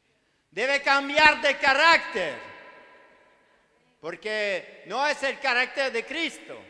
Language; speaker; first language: Spanish; non-native, learner; French